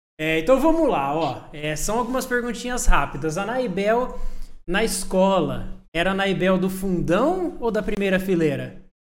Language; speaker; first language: Portuguese; native; Portuguese